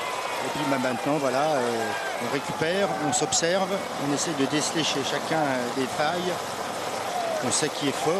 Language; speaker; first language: French; native; French